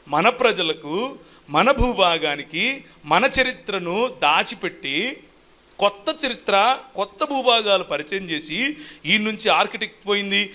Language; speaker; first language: Telugu; native; Telugu